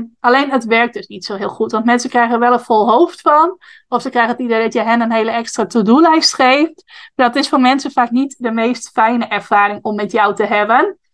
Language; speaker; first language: Dutch; native; Dutch